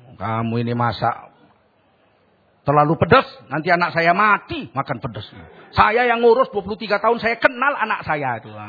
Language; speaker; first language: Indonesian; native; Indonesian